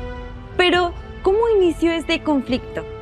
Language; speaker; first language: Spanish; native; Spanish